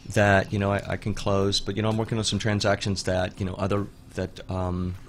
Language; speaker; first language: English; native; English